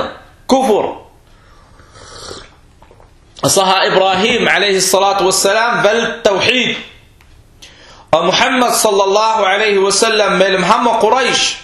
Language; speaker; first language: Danish; early bilingual, other home language; Arabic